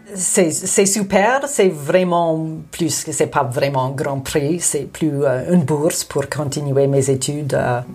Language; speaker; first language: French; non-native, local second language; English